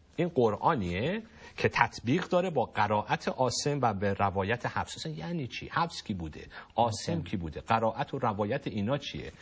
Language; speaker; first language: Persian; native; Persian